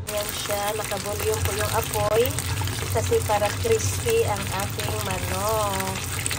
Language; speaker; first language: Filipino; native; Filipino